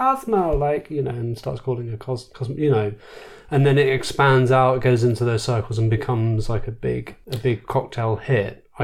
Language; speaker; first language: English; native; English